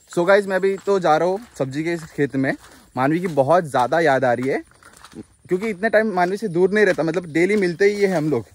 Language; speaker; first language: Hindi; non-native, local second language; Marathi